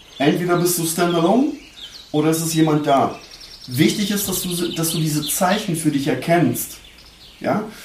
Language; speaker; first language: German; early bilingual, other home language; Turkish